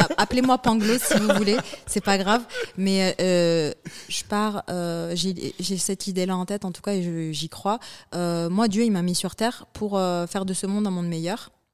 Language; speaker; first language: French; early bilingual, other home language; Arabic